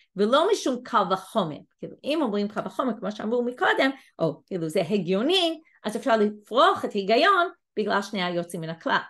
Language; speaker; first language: Hebrew; non-native, fluent; English